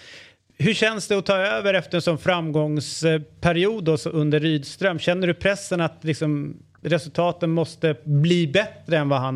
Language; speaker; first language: Swedish; native; Swedish